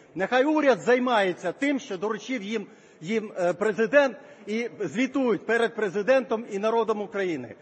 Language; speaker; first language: Ukrainian; native; Ukrainian